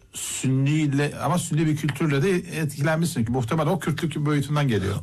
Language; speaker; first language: Turkish; native; Turkish